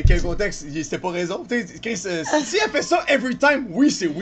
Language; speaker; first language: French; native; French